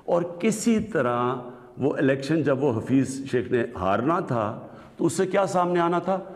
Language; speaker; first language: Urdu; native; Urdu